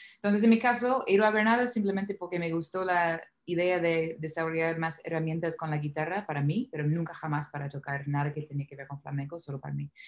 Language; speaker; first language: Spanish; non-native, fluent; English